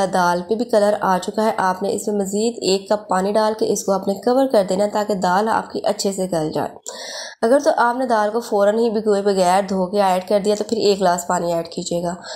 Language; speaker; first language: Urdu; native; Urdu